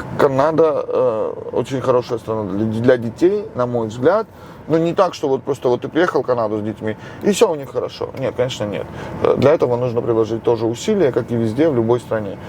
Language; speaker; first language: Russian; non-native, local second language; Georgian